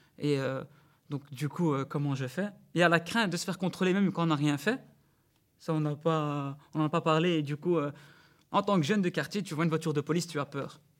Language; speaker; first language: French; early bilingual, other home language; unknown